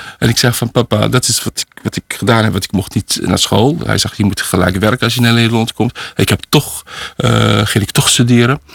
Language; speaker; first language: Dutch; early bilingual, other home language; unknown